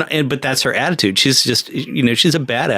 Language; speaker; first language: English; native; English